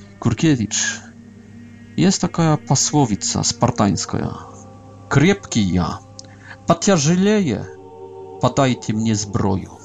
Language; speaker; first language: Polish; non-native, learner; Russian